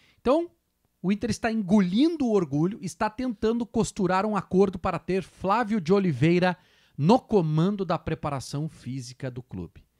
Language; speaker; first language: Portuguese; native; Portuguese